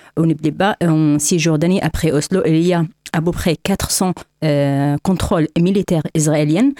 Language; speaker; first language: French; non-native, learner; Arabic